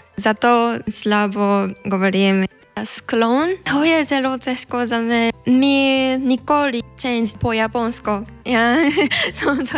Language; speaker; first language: Slovenian; non-native, learner; Japanese